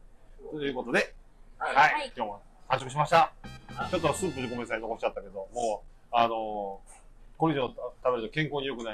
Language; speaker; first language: Japanese; native; Japanese